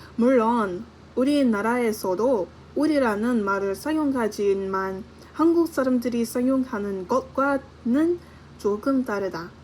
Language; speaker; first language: Korean; non-native, learner; English